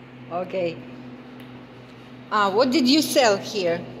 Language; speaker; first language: English; non-native, learner; Russian